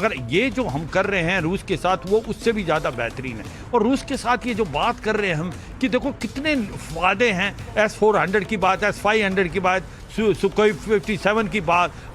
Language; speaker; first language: Hindi; native; Hindi